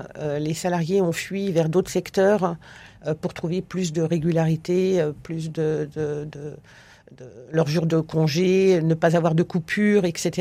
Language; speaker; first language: French; native; French